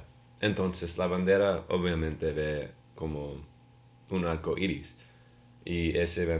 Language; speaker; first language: Spanish; non-native, learner; English